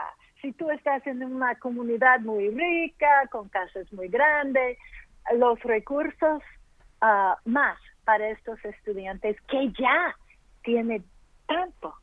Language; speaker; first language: Spanish; early bilingual, heritage; English